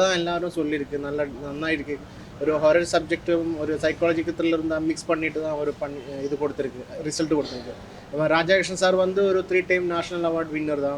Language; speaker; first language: Tamil; non-native, learner; Malayalam